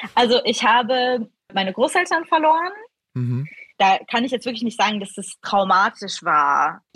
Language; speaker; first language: German; native; German